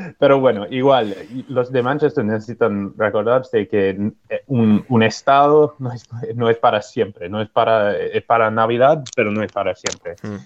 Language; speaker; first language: Spanish; non-native, fluent; English